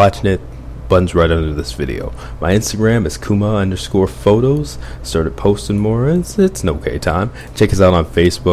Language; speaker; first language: English; native; English